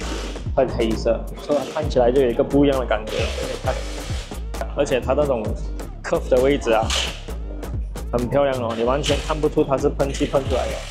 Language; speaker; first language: Chinese; native; Chinese